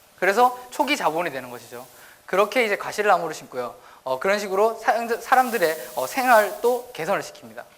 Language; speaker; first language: Korean; native; Korean